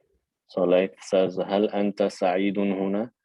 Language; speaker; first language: Arabic; non-native, fluent; English